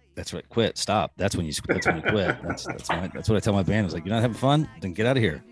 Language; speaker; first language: English; native; English